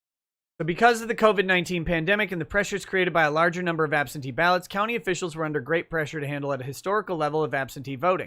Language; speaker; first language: English; native; English